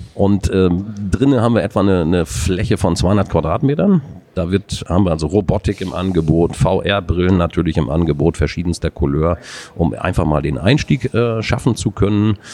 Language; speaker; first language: German; native; German